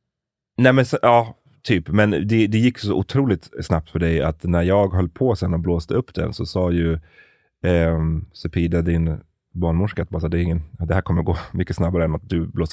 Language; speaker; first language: Swedish; native; Swedish